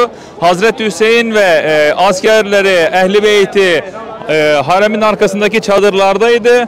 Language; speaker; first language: Turkish; native; Turkish